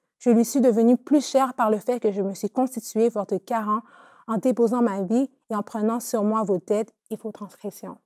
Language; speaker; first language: French; native; French